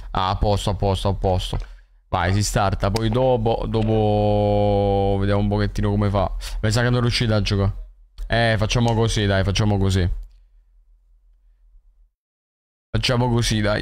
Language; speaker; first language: Italian; native; Italian